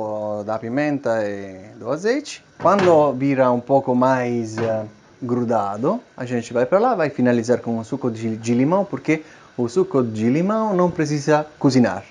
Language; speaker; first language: Portuguese; non-native, fluent; Italian